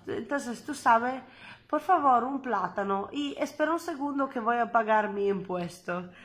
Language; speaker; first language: Spanish; non-native, learner; Italian